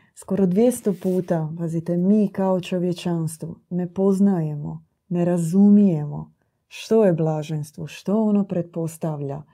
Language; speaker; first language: Croatian; native; Croatian